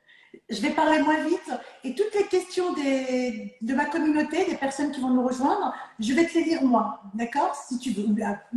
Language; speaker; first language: French; native; French